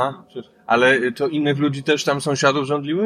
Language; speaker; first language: Polish; native; Polish